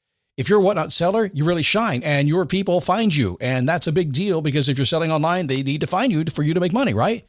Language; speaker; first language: English; native; English